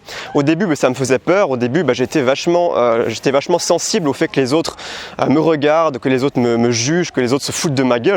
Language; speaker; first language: French; native; French